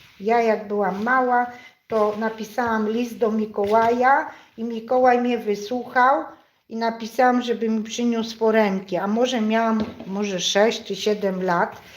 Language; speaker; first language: Polish; native; Polish